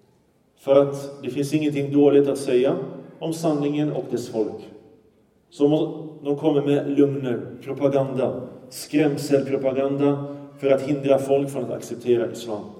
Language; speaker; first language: Swedish; early bilingual, other home language; Arabic